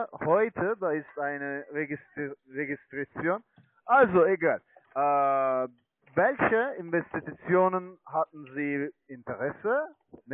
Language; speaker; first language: German; non-native, learner; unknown